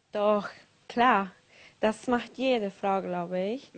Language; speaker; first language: German; non-native, learner; Spanish